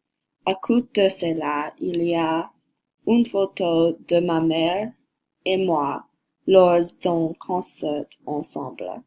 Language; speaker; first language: French; non-native, learner; English